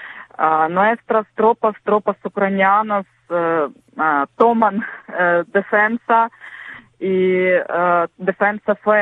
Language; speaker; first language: Spanish; non-native, learner; Ukrainian